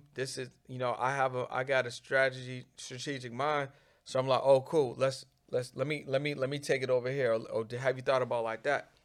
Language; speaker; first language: English; native; English